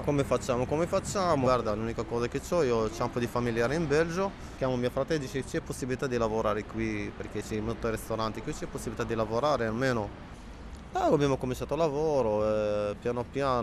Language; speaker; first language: Italian; non-native, learner; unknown